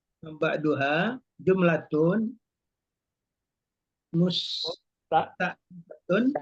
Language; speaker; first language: Arabic; non-native, learner; Indonesian